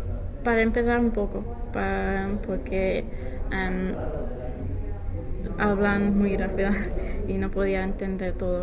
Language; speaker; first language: Spanish; non-native, fluent; English